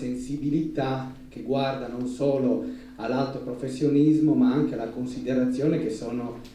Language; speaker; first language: Italian; native; Italian